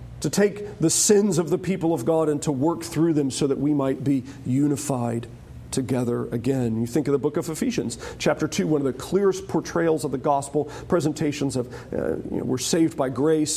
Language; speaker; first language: English; native; English